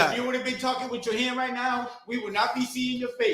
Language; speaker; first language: English; native; English